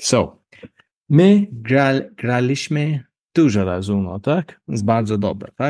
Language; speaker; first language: Polish; non-native, learner; English